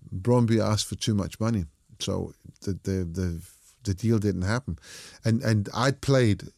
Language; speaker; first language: English; non-native, fluent; Danish